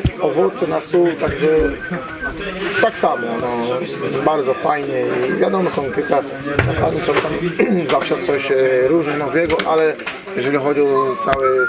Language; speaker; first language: Polish; non-native, fluent; Portuguese